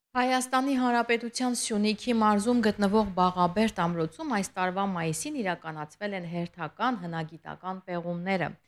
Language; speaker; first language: Armenian; native; Armenian